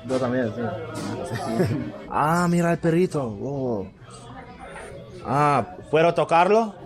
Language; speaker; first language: Spanish; non-native, learner; English